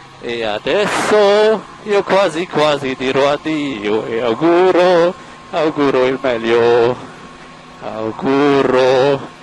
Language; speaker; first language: Italian; non-native, learner; German